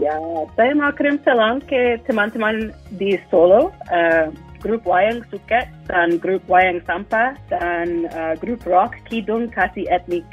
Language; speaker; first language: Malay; non-native, fluent; English